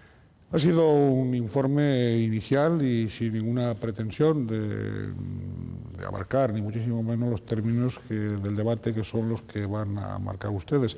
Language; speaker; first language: Spanish; native; Spanish